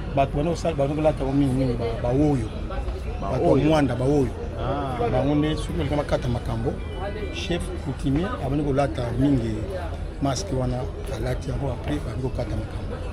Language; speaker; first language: Lingala; non-native, local second language; Kongo